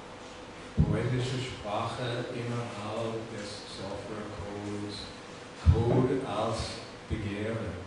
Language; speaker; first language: German; non-native, fluent; English